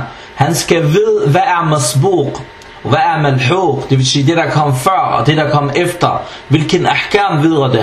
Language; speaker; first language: Danish; non-native, fluent; Arabic